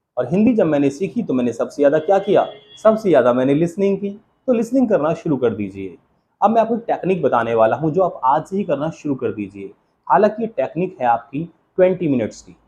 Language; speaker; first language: Hindi; native; Hindi